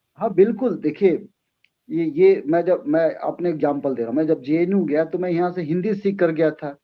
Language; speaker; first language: Hindi; native; Hindi